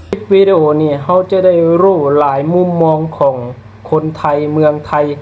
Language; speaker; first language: Thai; non-native, local second language; Lao